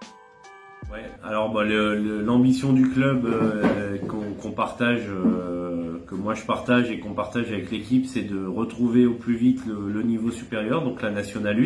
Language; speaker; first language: French; native; French